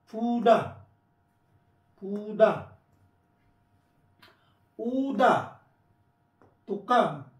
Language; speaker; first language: Korean; non-native, learner; Filipino